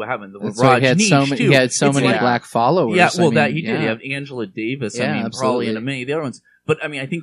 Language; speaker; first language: English; native; English